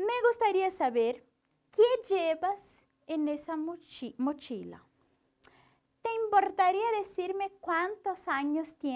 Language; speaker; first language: Spanish; non-native, fluent; Portuguese